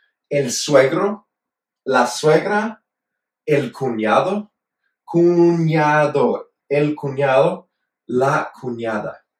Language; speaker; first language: Spanish; non-native, fluent; English